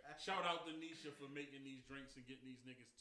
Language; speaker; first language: English; native; English